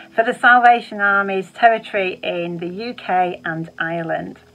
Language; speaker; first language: English; native; English